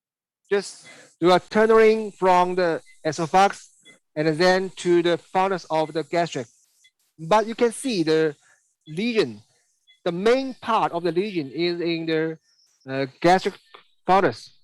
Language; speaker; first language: English; non-native, learner; Chinese